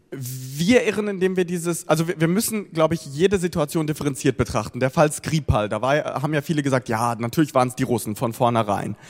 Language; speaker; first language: German; early bilingual, other home language; Russian